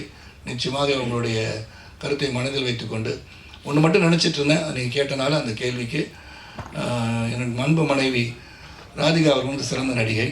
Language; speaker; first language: Tamil; native; Tamil